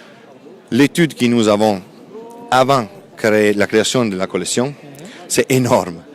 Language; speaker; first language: French; non-native, fluent; Italian